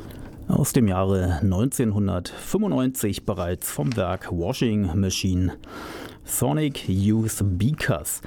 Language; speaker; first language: German; native; German